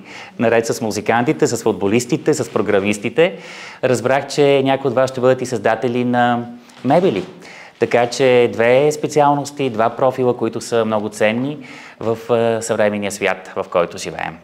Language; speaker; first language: Bulgarian; native; Bulgarian